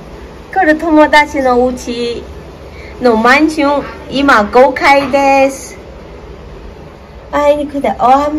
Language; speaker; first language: Japanese; non-native, learner; Chinese